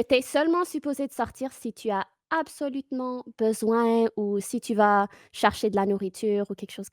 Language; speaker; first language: French; non-native, fluent; English